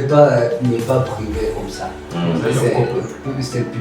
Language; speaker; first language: French; non-native, learner; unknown